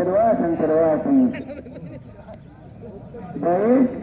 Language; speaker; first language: Indonesian; non-native, learner; Arabic